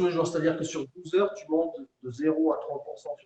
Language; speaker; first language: French; native; French